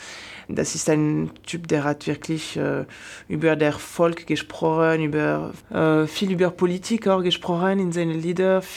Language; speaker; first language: German; non-native, fluent; French